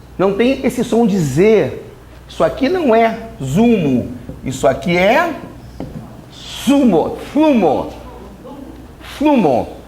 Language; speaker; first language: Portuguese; native; Portuguese